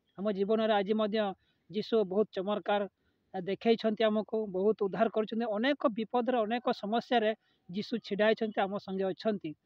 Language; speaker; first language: Odia; non-native, local second language; Santali